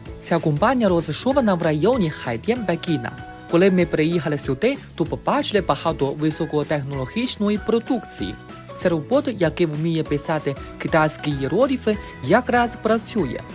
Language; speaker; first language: Ukrainian; non-native, fluent; Chinese